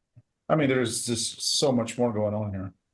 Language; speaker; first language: English; native; English